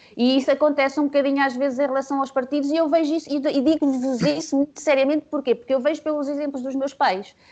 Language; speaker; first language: Portuguese; native; Portuguese